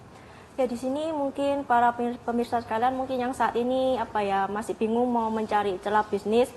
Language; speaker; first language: Indonesian; native; Indonesian